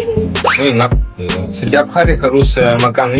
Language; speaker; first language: Indonesian; non-native, learner; Japanese